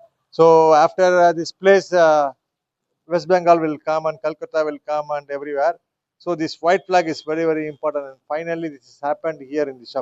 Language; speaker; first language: English; non-native, local second language; Tamil